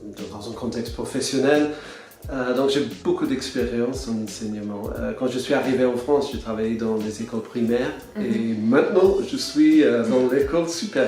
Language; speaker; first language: French; non-native, fluent; English